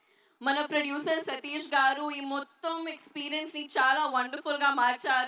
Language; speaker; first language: Telugu; non-native, learner; Hindi